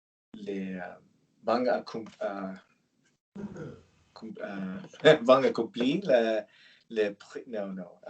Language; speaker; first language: French; non-native, learner; English